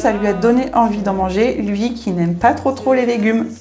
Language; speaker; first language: French; native; French